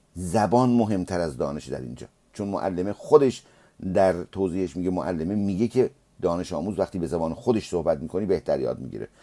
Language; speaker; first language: Persian; non-native, local second language; Azerbaijani